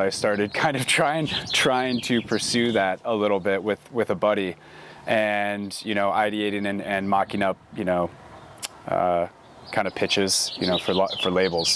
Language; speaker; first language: English; native; English